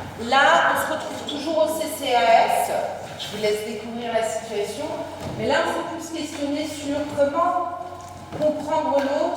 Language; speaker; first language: French; native; French